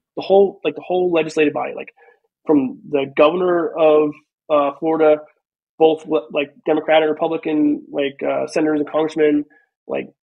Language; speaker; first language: English; native; English